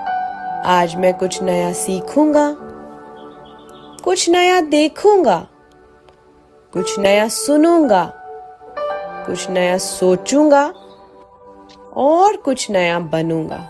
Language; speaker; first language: Hindi; native; Hindi